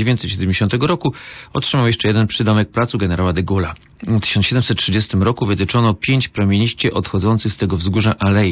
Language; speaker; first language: Polish; native; Polish